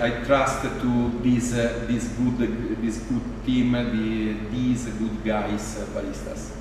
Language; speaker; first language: English; non-native, fluent; Italian